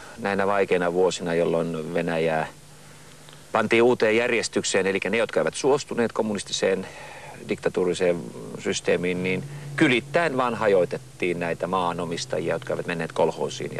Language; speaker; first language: Finnish; early bilingual, other home language; Russian